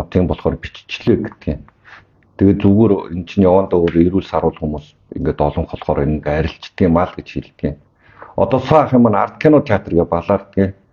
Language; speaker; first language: Mongolian; native; Mongolian